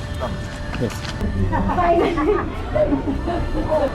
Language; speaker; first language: English; non-native, learner; Korean